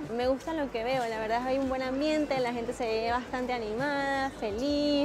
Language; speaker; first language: Spanish; native; Spanish